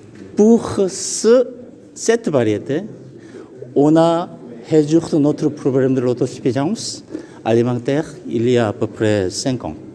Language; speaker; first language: French; non-native, fluent; Korean